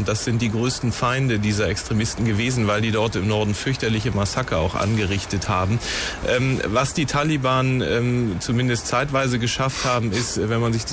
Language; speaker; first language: German; native; German